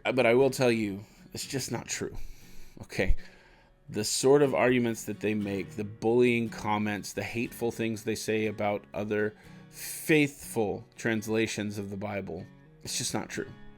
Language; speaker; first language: English; native; English